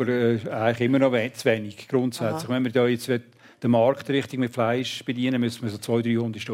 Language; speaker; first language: German; native; German